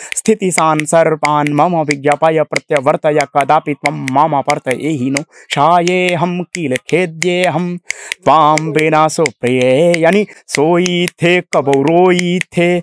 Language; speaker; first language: Hindi; native; Hindi